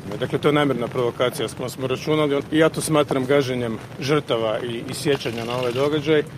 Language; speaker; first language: Croatian; native; Croatian